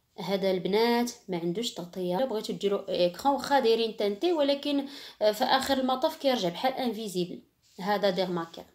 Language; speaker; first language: Arabic; native; Arabic